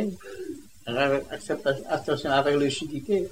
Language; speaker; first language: French; non-native, learner; Vietnamese